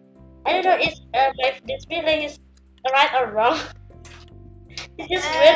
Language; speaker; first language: English; non-native, learner; Indonesian